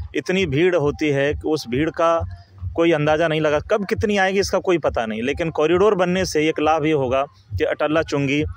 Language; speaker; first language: Hindi; native; Hindi